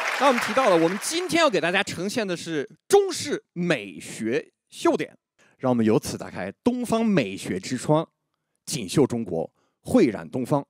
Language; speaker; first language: Chinese; non-native, fluent; French